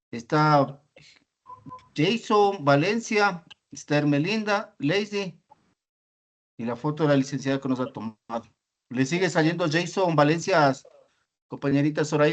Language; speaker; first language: Spanish; native; Spanish